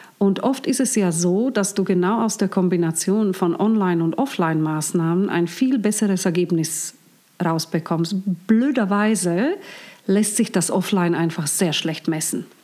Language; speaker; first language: German; non-native, fluent; Slovak